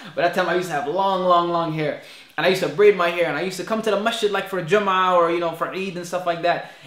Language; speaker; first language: English; native; English